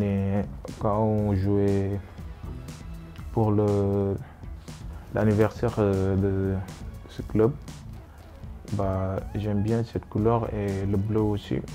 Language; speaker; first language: French; non-native, local second language; Wolof